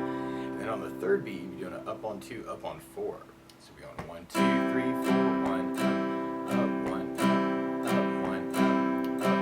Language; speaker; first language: English; native; English